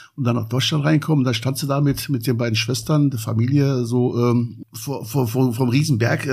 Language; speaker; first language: German; early bilingual, other home language; Turkish